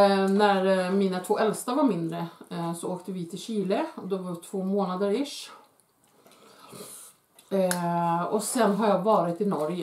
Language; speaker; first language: Swedish; native; Swedish